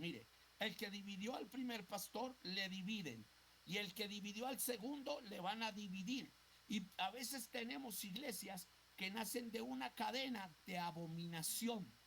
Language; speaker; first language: Spanish; native; Spanish